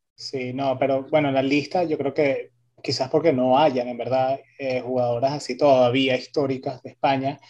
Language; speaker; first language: Spanish; early bilingual, heritage; Spanish